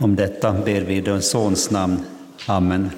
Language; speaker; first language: Swedish; non-native, local second language; Finnish